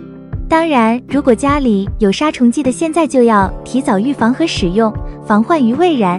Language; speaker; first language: Chinese; native; Chinese